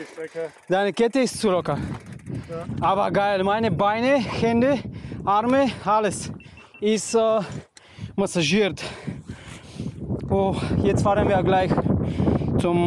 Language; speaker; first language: German; non-native, learner; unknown